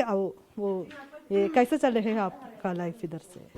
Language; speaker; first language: Hindi; non-native, local second language; Malayalam